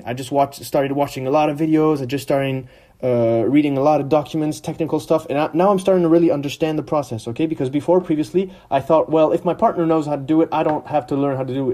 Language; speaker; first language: English; non-native, fluent; French